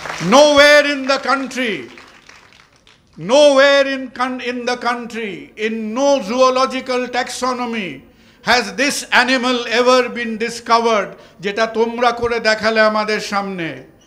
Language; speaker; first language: English; non-native, local second language; Bangla